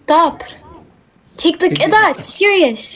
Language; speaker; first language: English; non-native, fluent; Amharic